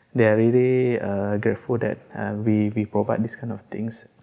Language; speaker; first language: English; non-native, local second language; Malay